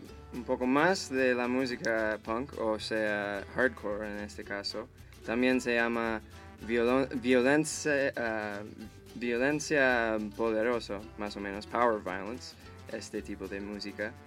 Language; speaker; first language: Spanish; non-native, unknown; English